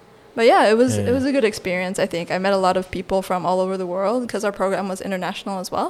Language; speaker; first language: English; non-native, local second language; Chinese